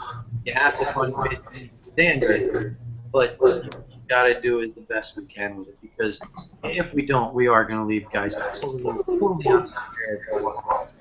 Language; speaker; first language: English; native; English